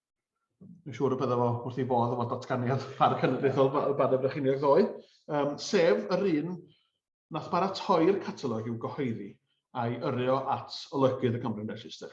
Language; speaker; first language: Welsh; native; Welsh